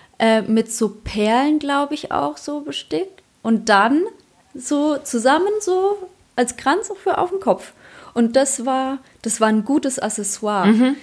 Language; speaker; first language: German; early bilingual, other home language; Polish